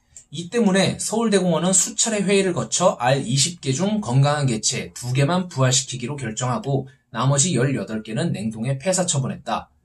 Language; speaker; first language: Korean; native; Korean